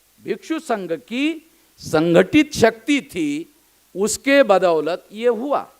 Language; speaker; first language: Hindi; non-native, local second language; Marathi